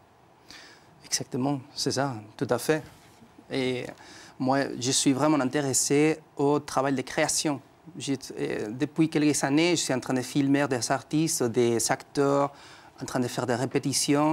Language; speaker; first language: French; non-native, fluent; Spanish